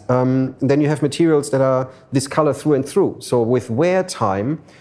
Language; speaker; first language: English; non-native, fluent; German